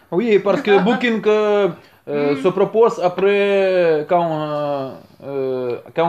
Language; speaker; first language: French; non-native, learner; Russian